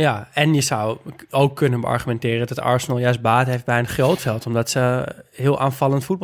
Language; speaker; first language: Dutch; native; Dutch